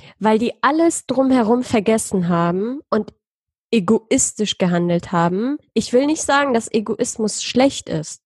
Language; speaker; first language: German; early bilingual, other home language; Persian